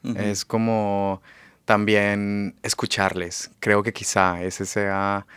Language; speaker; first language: Spanish; native; Spanish